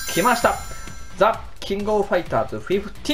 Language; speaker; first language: Japanese; native; Japanese